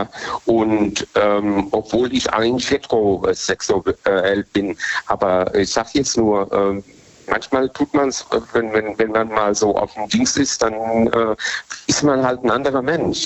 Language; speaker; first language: German; native; German